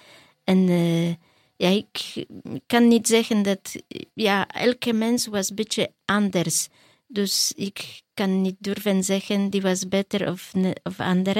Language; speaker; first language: Dutch; non-native, learner; Polish